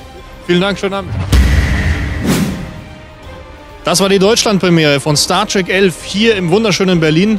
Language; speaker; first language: German; native; German